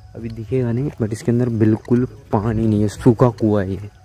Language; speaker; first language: Hindi; non-native, local second language; Marwari